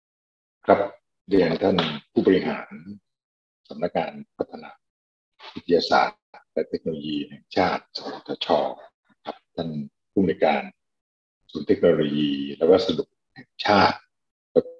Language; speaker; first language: Thai; native; Thai